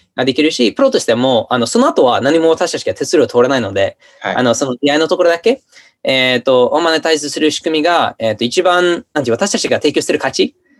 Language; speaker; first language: Japanese; non-native, fluent; English